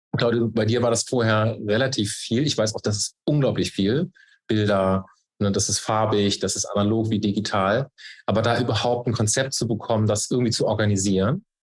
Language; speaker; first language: German; native; German